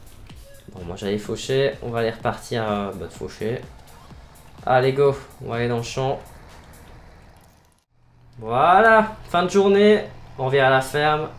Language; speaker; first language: French; native; French